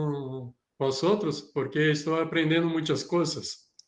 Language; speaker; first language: Spanish; non-native, learner; Portuguese